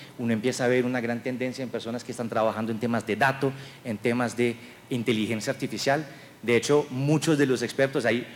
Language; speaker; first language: Spanish; non-native, fluent; French